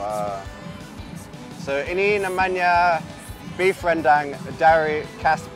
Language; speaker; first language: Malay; non-native, learner; English